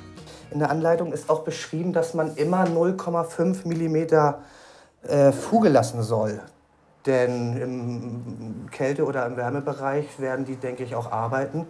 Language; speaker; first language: German; native; German